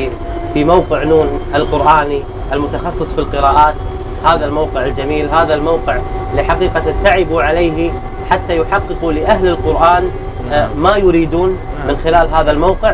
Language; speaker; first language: Arabic; native; Arabic